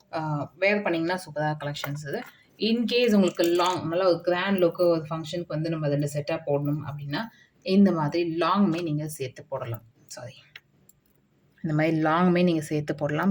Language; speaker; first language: Tamil; native; Tamil